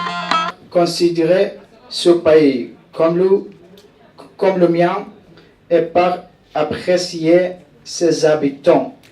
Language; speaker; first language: French; non-native, fluent; Central Kurdish